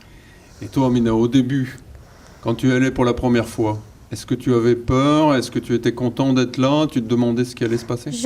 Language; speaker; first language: French; native; French